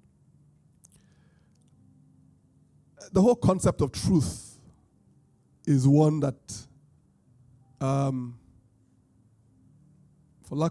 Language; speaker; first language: English; non-native, local second language; Bini